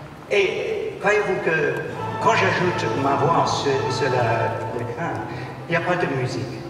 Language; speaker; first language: French; non-native, learner; English